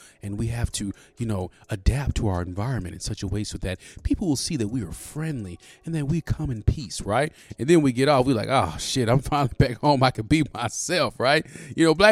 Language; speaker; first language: English; native; English